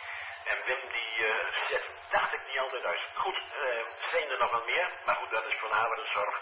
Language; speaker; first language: Dutch; native; Dutch